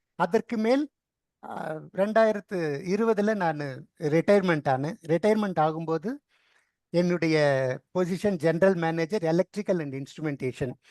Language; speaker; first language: Tamil; non-native, local second language; Telugu